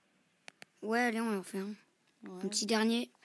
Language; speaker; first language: French; native; French